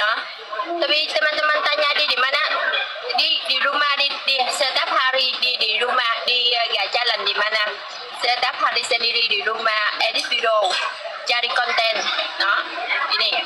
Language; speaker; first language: Indonesian; non-native, learner; Vietnamese